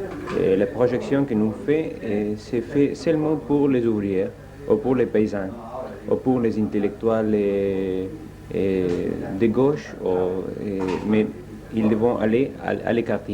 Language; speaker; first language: French; non-native, learner; Spanish